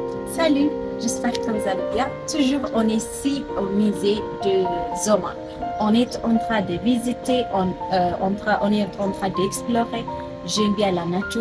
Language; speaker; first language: French; non-native, learner; Amharic